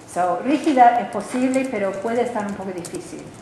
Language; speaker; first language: Spanish; non-native, learner; English